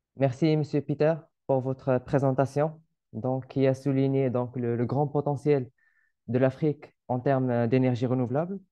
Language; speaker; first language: French; non-native, local second language; Arabic